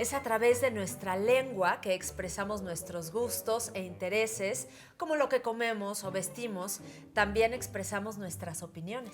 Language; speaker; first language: Spanish; native; Spanish